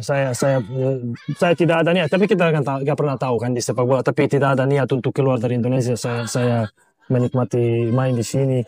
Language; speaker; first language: Indonesian; non-native, fluent; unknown